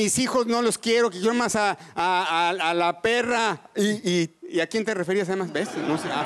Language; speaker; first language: Spanish; native; Spanish